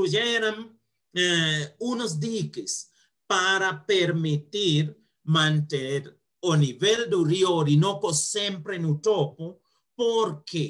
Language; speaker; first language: Portuguese; non-native, fluent; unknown